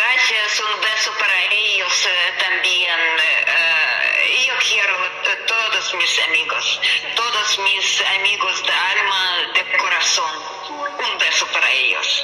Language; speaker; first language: Spanish; non-native, learner; Russian